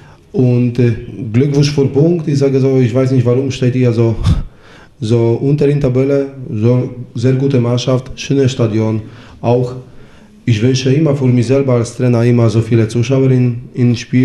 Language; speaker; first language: German; non-native, fluent; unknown